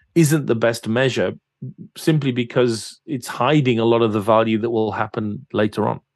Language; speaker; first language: English; native; English